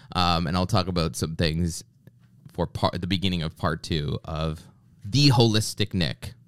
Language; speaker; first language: English; native; English